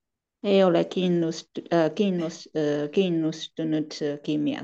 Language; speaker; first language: Finnish; non-native, learner; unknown